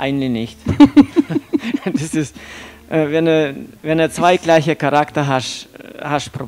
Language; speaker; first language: German; non-native, fluent; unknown